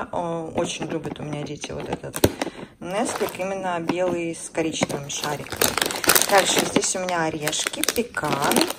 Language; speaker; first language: Russian; native; Russian